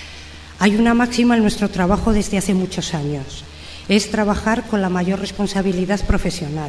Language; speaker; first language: Spanish; native; Spanish